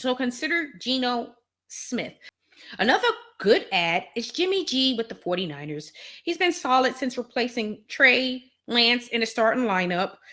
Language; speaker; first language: English; native; English